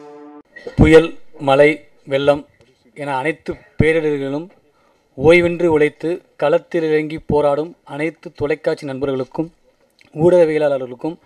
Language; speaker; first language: Tamil; native; Tamil